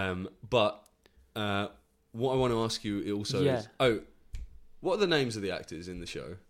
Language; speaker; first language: English; native; English